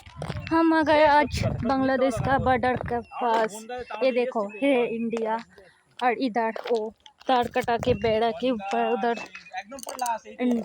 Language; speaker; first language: Hindi; non-native, local second language; Bangla